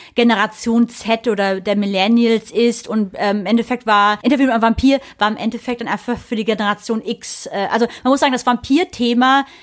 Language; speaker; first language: German; early bilingual, other home language; English